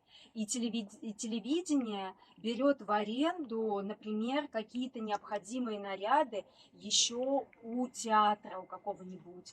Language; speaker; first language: Russian; native; Russian